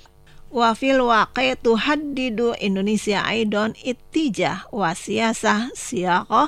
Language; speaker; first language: Arabic; non-native, fluent; Indonesian